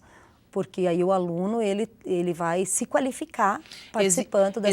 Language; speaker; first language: Portuguese; native; Portuguese